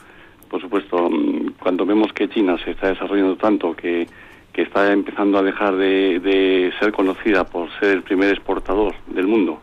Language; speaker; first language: Spanish; native; Spanish